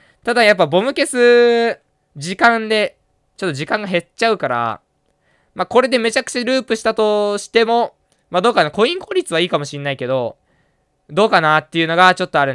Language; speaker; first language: Japanese; native; Japanese